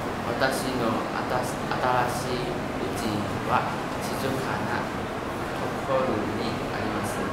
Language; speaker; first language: Japanese; non-native, learner; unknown